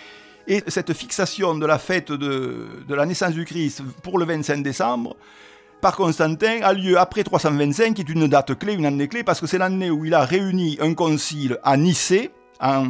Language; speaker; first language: French; native; French